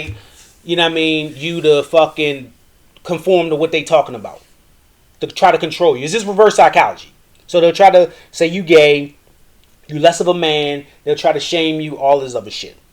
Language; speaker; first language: English; native; English